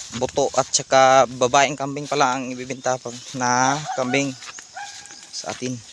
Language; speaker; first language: Filipino; non-native, local second language; Cebuano